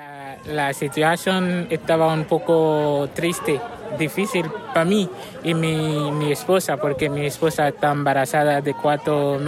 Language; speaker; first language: Spanish; non-native, learner; Haitian Creole